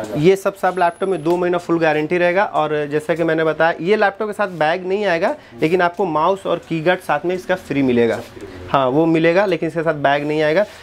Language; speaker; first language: Hindi; native; Hindi